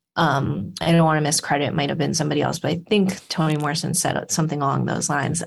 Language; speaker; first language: English; native; English